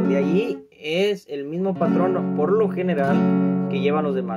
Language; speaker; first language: Spanish; native; Spanish